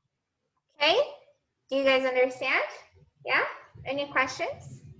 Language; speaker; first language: English; non-native, fluent; Portuguese